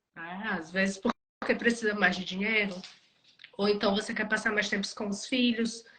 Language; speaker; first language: Portuguese; native; Portuguese